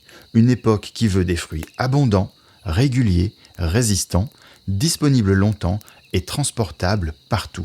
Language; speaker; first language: French; native; French